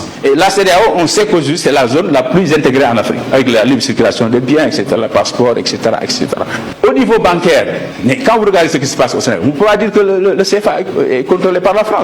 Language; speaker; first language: French; non-native, local second language; Wolof